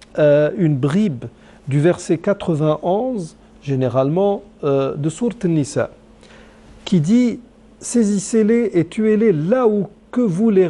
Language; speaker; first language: French; non-native, local second language; Arabic